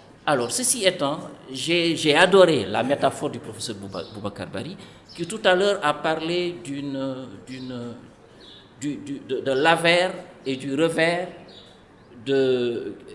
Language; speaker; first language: French; non-native, local second language; Fula